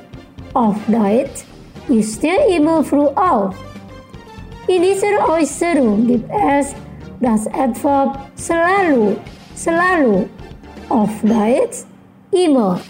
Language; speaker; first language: German; non-native, fluent; Indonesian